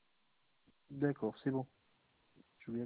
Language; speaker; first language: French; non-native, learner; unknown